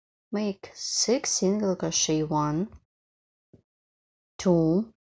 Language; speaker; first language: English; non-native, fluent; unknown